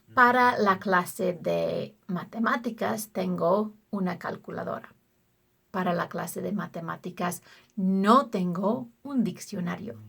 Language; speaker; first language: Spanish; non-native, fluent; English